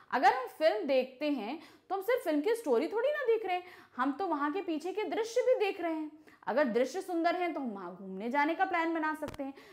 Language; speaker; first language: Hindi; native; Hindi